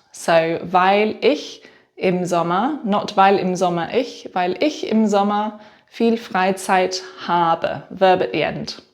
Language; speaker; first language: German; non-native, fluent; English